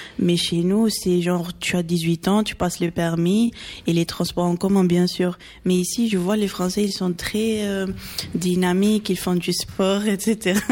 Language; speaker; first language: French; non-native, fluent; Portuguese